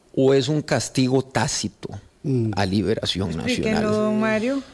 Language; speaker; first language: Spanish; native; Spanish